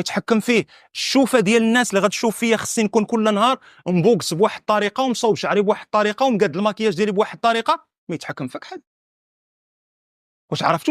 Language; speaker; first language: Arabic; native; Arabic